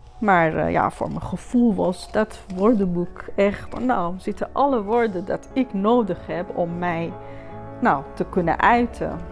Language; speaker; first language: Dutch; non-native, fluent; Persian